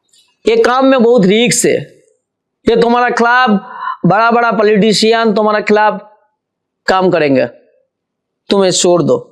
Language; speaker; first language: Hindi; non-native, local second language; Bangla